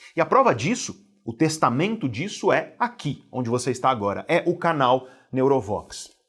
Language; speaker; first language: Portuguese; native; Portuguese